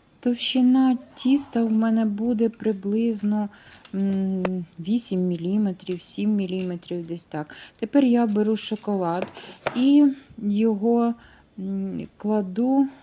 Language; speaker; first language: Ukrainian; native; Ukrainian